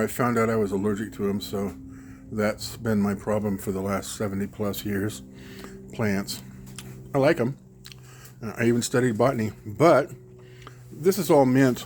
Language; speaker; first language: English; native; English